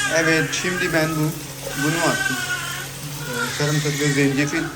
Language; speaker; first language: Turkish; non-native, learner; Urdu